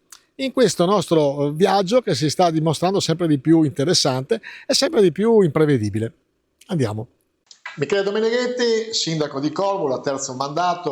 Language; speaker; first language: Italian; native; Italian